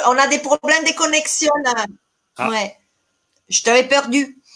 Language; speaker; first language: French; non-native, fluent; Italian